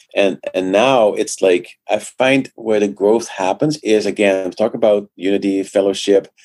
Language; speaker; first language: English; non-native, fluent; Dutch